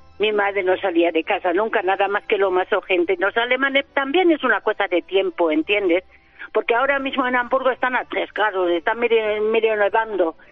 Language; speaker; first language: Spanish; non-native, fluent; German